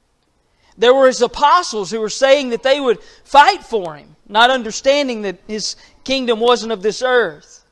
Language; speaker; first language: English; native; English